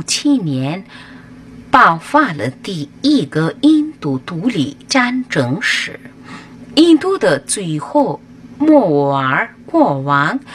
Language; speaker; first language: Chinese; non-native, fluent; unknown